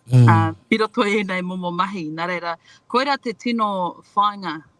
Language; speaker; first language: Māori; non-native, local second language; English